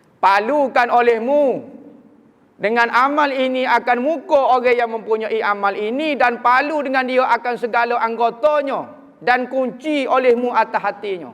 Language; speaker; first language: Malay; native; Malay